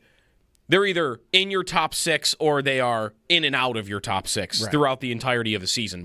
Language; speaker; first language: English; native; English